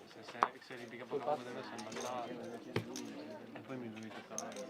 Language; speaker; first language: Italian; non-native, fluent; Albanian